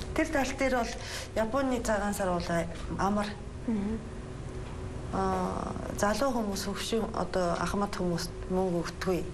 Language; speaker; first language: Mongolian; non-native, fluent; Japanese